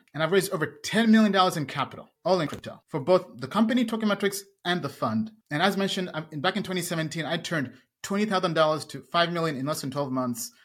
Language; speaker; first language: English; early bilingual, other home language; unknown